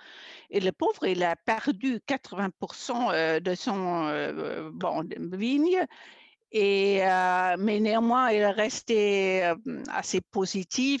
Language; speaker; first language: French; non-native, fluent; German